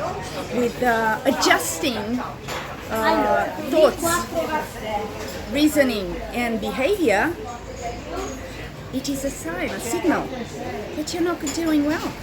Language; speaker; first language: English; non-native, fluent; Italian